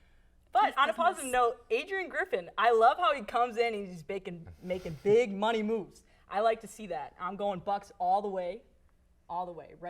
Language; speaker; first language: English; native; English